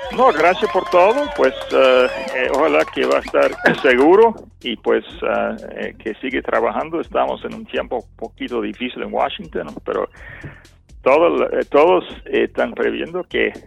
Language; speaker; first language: Spanish; non-native, fluent; English